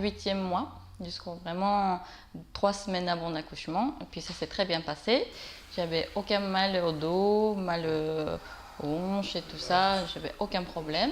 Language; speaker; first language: French; non-native, learner; Japanese